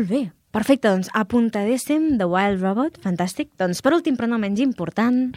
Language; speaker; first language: Catalan; native; Catalan